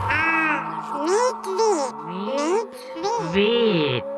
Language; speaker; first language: Russian; non-native, learner; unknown